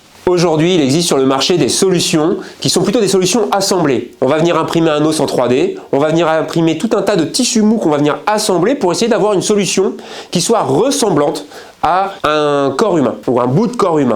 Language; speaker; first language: French; native; French